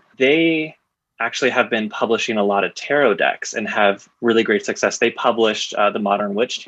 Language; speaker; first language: English; native; English